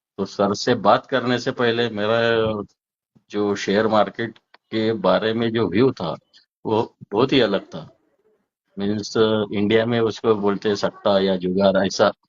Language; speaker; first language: Hindi; non-native, local second language; Marathi